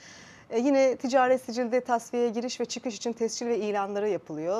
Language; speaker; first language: Turkish; native; Turkish